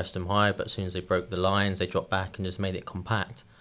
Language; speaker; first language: English; native; English